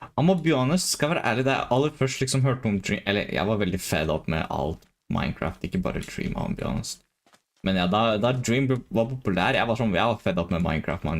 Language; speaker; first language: Norwegian; native; Norwegian